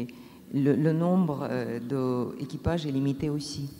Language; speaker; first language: French; non-native, learner; Russian